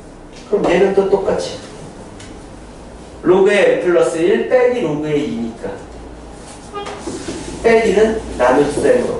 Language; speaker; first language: Korean; native; Korean